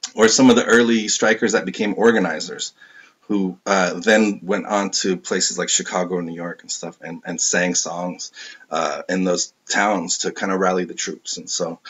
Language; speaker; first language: English; native; English